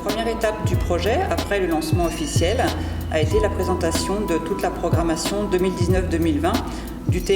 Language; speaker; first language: French; native; French